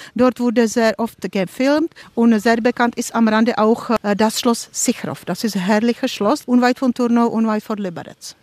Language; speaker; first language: German; non-native, fluent; Czech